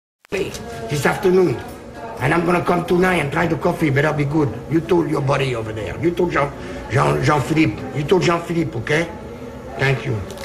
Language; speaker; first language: English; non-native, fluent; French